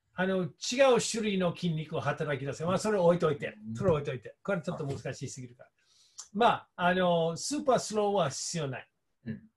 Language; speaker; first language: Japanese; non-native, fluent; English